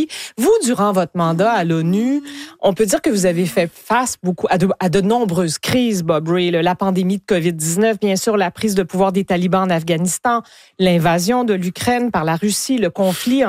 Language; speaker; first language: French; native; French